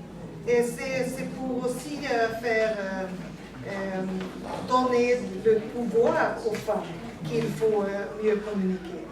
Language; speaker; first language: French; non-native, learner; Swedish